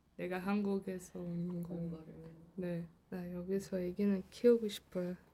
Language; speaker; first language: Korean; non-native, learner; Portuguese